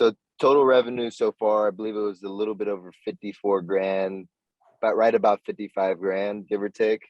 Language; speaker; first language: English; native; English